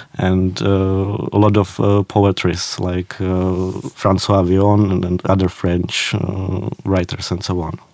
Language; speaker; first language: English; non-native, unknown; Czech